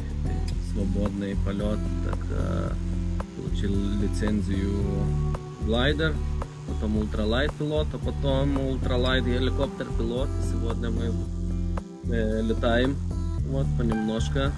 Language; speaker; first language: Russian; non-native, fluent; Lithuanian